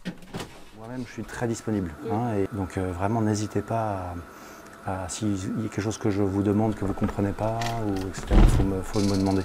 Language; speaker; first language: French; native; French